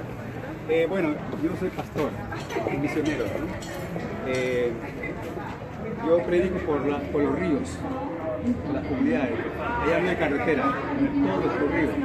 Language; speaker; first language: Spanish; non-native, local second language; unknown